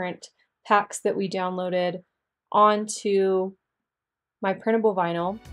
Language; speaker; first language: English; native; English